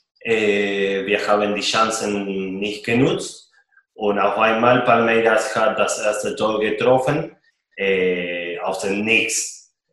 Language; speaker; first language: German; non-native, fluent; Spanish